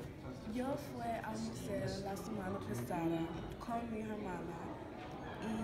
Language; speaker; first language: Spanish; non-native, learner; English